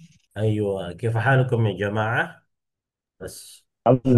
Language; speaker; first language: Arabic; non-native, fluent; Indonesian